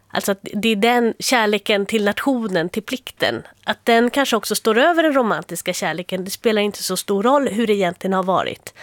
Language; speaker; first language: Swedish; native; Swedish